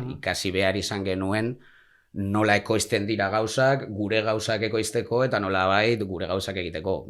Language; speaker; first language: Basque; non-native, local second language; Spanish